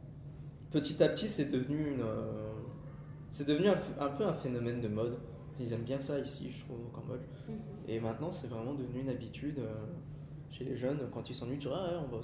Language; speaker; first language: French; native; French